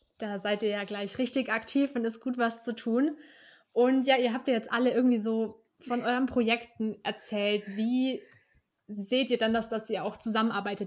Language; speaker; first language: German; native; German